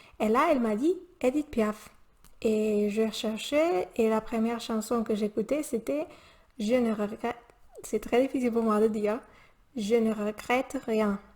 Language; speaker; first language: French; non-native, learner; Spanish